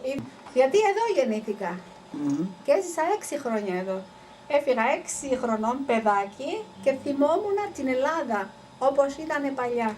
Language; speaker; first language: Greek; early bilingual, heritage; Greek